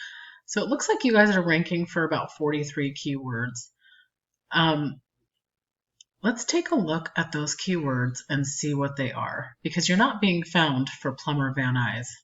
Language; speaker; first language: English; native; English